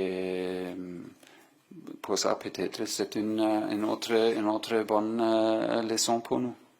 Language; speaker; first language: French; non-native, fluent; German